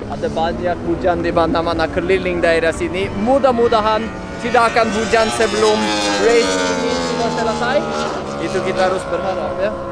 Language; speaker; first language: Indonesian; non-native, fluent; Norwegian